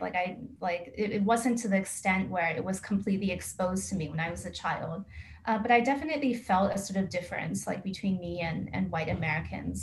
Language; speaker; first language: English; native; English